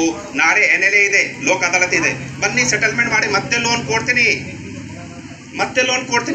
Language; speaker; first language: Kannada; non-native, learner; Hindi